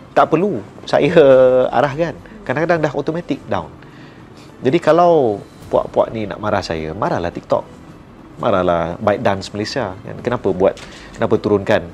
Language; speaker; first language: Malay; native; Malay